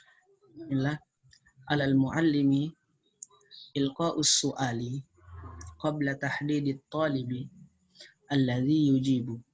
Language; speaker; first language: Arabic; non-native, learner; Indonesian